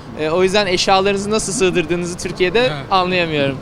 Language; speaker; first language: Turkish; native; Turkish